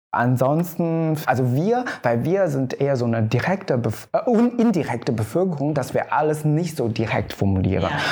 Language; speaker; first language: German; non-native, fluent; Chinese